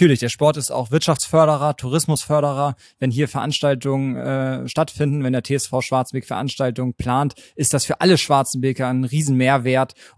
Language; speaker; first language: German; native; German